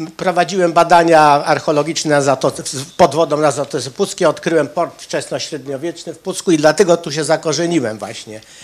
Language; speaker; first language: Polish; native; Polish